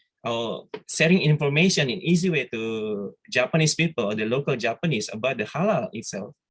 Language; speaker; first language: English; non-native, fluent; Indonesian